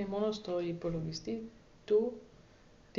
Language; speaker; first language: Greek; non-native, learner; German